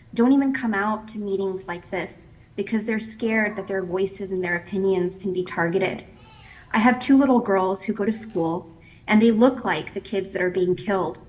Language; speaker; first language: English; native; English